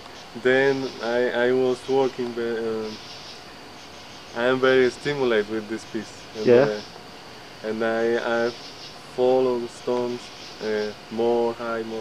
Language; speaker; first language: English; non-native, learner; Spanish